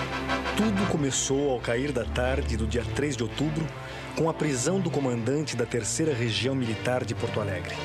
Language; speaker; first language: Portuguese; native; Portuguese